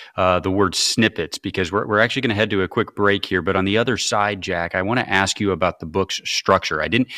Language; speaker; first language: English; native; English